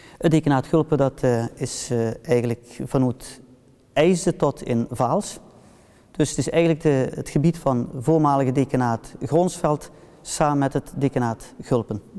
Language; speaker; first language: Dutch; early bilingual, heritage; Dutch